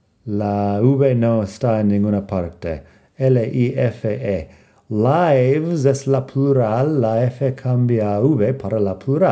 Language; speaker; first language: Spanish; non-native, fluent; English